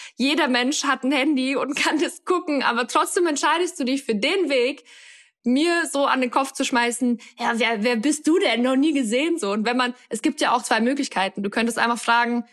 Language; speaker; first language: German; native; German